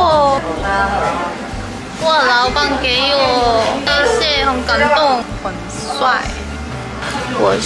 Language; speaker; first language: Chinese; non-native, learner; Korean